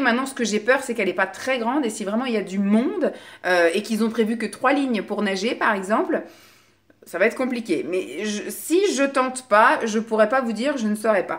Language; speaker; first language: French; native; French